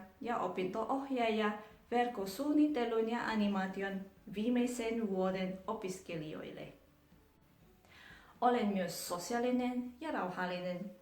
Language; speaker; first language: Finnish; non-native, learner; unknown